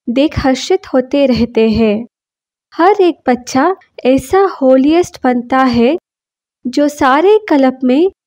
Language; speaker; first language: Hindi; non-native, local second language; Kannada